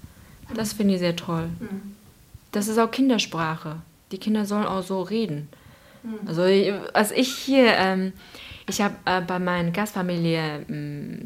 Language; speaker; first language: German; non-native, fluent; Chinese